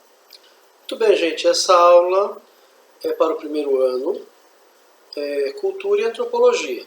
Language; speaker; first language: Portuguese; native; Portuguese